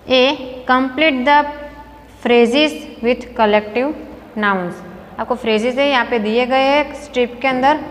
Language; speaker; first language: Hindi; non-native, local second language; Gujarati